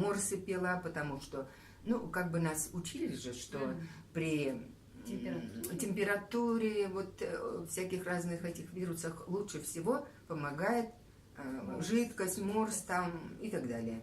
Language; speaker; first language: Russian; native; Russian